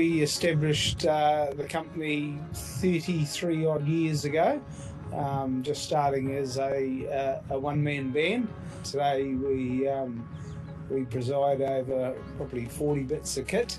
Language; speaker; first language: English; native; English